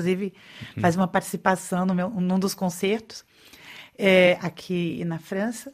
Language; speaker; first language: Portuguese; native; Portuguese